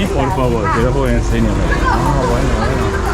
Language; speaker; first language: Spanish; non-native, learner; Japanese